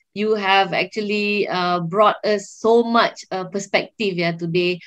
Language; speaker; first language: English; non-native, local second language; Malay